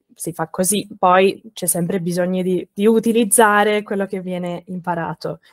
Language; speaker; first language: Italian; non-native, fluent; English